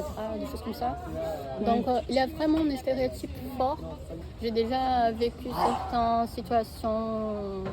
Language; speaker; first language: French; non-native, fluent; Portuguese